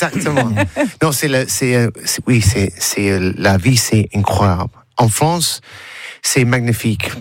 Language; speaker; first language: French; non-native, learner; English